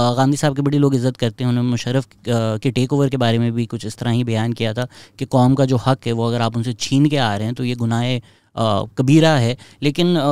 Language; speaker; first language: Urdu; native; Urdu